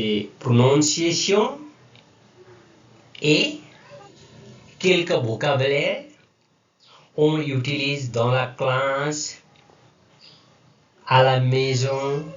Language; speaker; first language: French; non-native, learner; Nepali